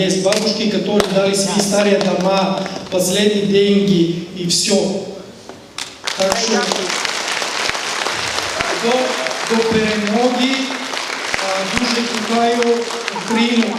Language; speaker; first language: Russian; non-native, learner; Bulgarian